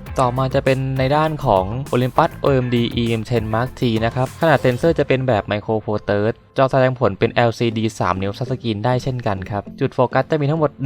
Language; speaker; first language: Thai; native; Thai